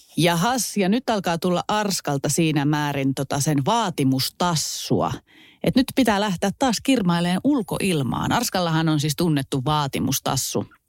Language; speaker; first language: Finnish; native; Finnish